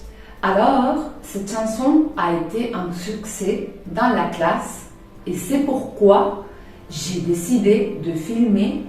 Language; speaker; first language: French; non-native, fluent; Spanish